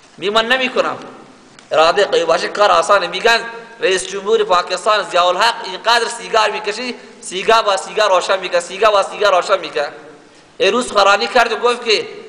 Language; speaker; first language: Persian; non-native, local second language; Baluchi